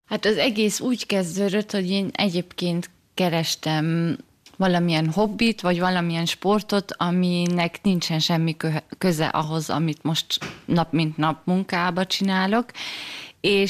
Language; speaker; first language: Hungarian; early bilingual, heritage; German